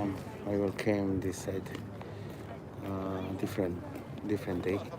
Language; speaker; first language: English; non-native, learner; Spanish